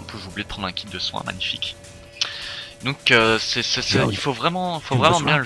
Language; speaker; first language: French; native; French